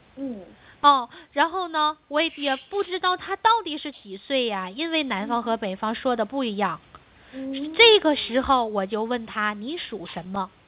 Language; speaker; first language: Chinese; native; Chinese